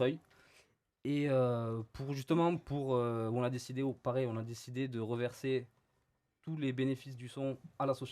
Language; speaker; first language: French; native; French